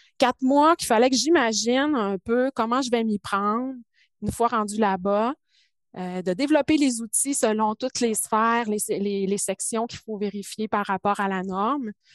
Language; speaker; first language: French; native; French